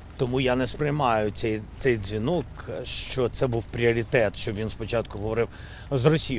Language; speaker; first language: Ukrainian; non-native, local second language; Russian